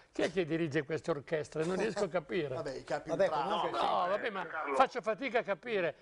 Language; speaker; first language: Italian; native; Italian